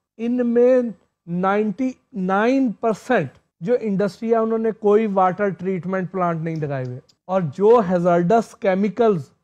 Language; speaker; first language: Urdu; non-native, local second language; Punjabi